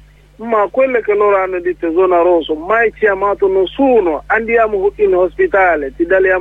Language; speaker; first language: Italian; non-native, learner; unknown